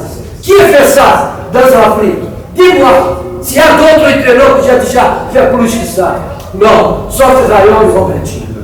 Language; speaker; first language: French; non-native, fluent; Portuguese